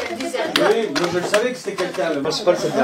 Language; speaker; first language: French; native; French